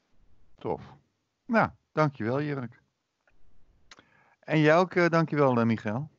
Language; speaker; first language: Dutch; native; Dutch